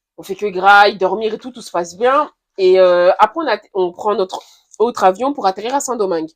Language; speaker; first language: French; early bilingual, other home language; Haitian Creole